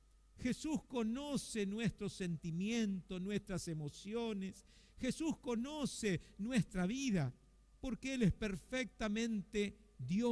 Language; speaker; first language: Spanish; native; Spanish